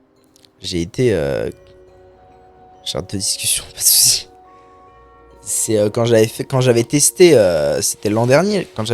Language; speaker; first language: French; native; French